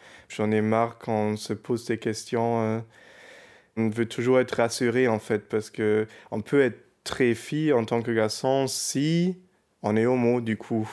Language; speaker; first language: French; non-native, fluent; German